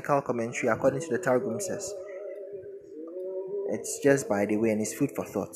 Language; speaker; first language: English; non-native, local second language; Akan